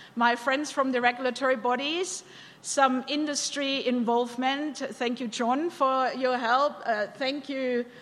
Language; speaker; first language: English; non-native, fluent; German